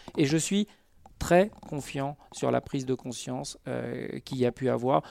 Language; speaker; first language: French; native; French